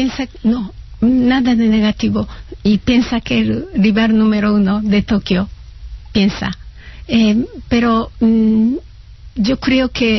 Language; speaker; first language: Spanish; non-native, fluent; Japanese